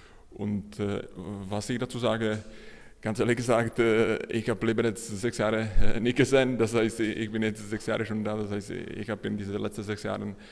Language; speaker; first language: German; non-native, fluent; Czech